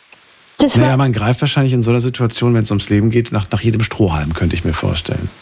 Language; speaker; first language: German; native; German